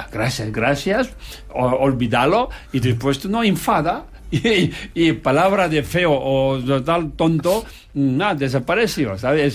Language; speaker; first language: Spanish; non-native, learner; Tibetan